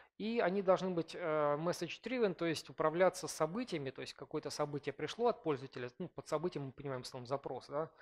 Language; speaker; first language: Russian; native; Russian